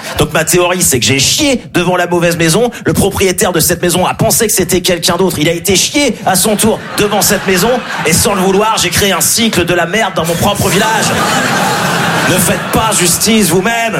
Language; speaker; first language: French; native; French